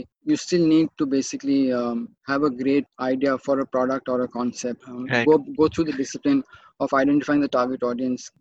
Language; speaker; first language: English; non-native, local second language; Marathi